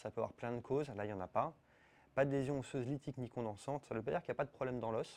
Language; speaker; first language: French; native; French